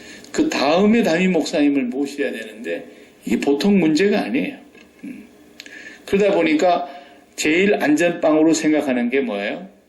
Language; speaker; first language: Korean; native; Korean